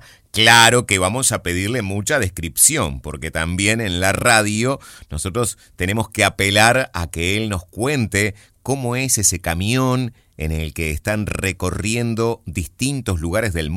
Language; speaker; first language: Spanish; native; Spanish